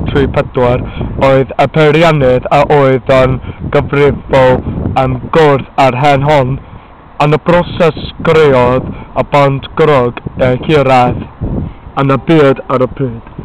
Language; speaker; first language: Welsh; non-native, learner; English